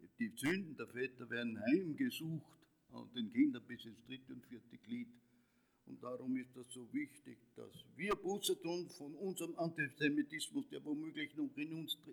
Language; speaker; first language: German; native; German